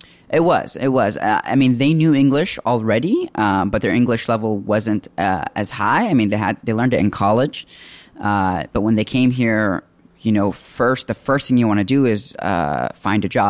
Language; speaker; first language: English; early bilingual, other home language; Arabic